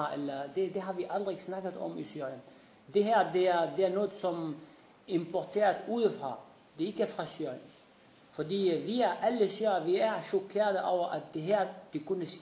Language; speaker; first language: Danish; non-native, fluent; Arabic